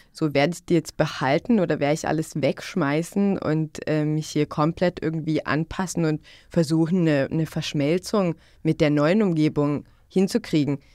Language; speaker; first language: German; non-native, fluent; Bosnian